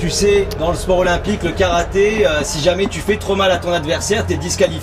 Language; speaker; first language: French; native; French